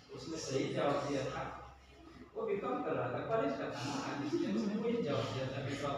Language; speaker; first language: Hindi; non-native, local second language; Marathi